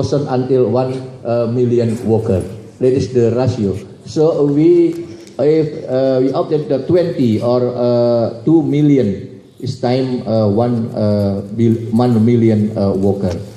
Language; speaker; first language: English; non-native, learner; Indonesian